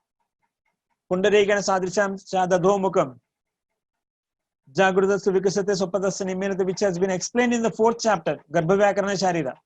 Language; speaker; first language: English; non-native, local second language; Tamil